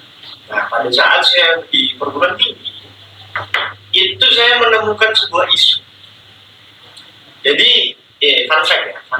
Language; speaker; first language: Indonesian; native; Indonesian